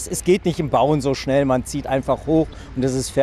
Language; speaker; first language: German; native; German